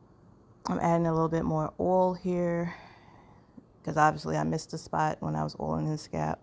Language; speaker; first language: English; native; English